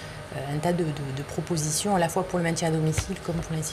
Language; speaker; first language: French; native; French